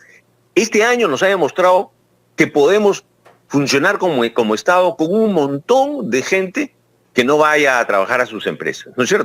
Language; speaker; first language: Spanish; native; Spanish